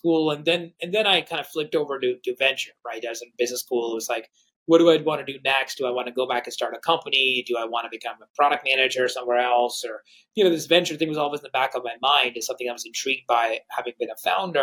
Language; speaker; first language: English; non-native, local second language; Hindi